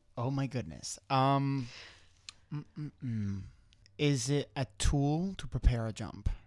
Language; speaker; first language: English; non-native, fluent; Spanish